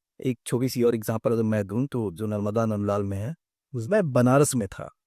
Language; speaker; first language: Hindi; native; Hindi